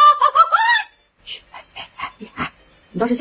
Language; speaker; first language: Chinese; native; Chinese